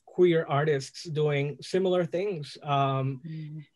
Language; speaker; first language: English; non-native, fluent; Spanish